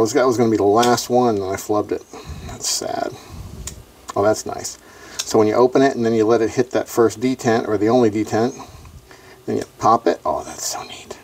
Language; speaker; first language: English; native; English